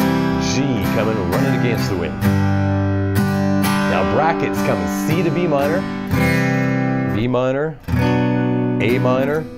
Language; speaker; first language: English; native; English